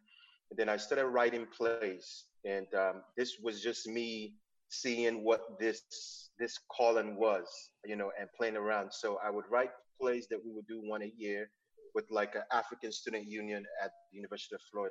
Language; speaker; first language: English; non-native, local second language; Igbo